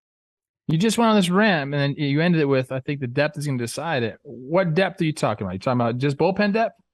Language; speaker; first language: English; native; English